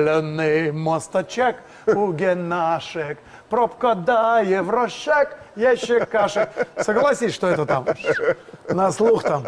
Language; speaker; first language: Russian; native; Russian